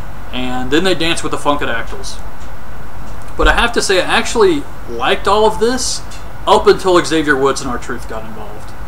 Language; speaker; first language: English; native; English